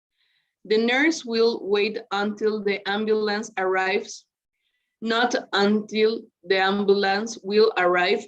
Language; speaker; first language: English; non-native, learner; Spanish